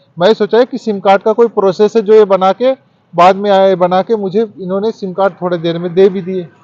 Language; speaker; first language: Hindi; early bilingual, heritage; Hindi